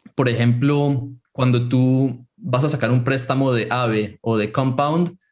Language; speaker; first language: Spanish; native; Spanish